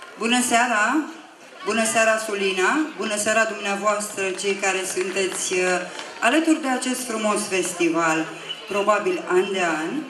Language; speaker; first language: Romanian; non-native, local second language; Serbian